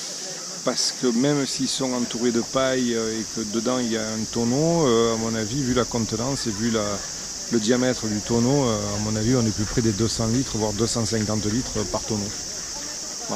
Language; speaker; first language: French; native; French